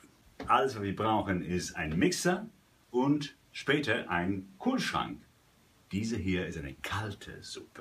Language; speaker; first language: German; non-native, fluent; Italian